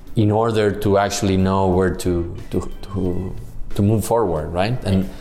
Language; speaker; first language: English; non-native, fluent; Spanish